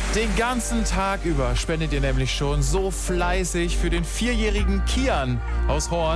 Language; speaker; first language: German; native; German